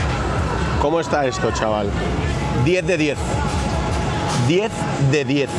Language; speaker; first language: Spanish; native; Spanish